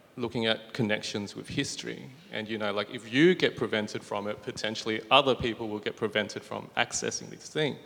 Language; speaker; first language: English; native; English